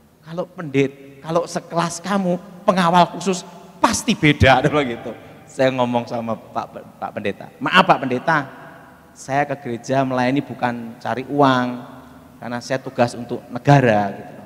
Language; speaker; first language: Indonesian; native; Indonesian